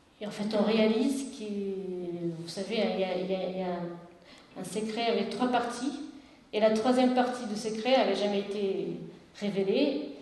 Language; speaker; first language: French; non-native, fluent; Portuguese